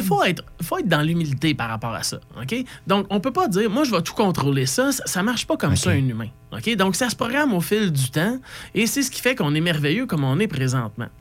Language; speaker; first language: French; native; French